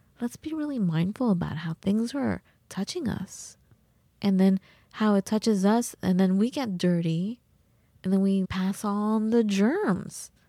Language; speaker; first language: English; early bilingual, other home language; Persian